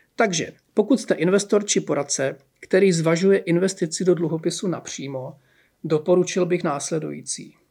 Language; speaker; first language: Czech; native; Czech